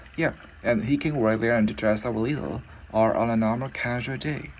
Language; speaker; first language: English; non-native, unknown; Vietnamese